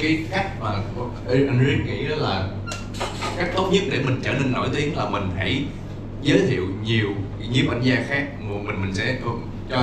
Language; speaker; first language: Vietnamese; native; Vietnamese